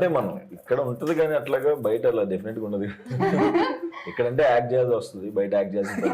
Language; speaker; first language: Telugu; native; Telugu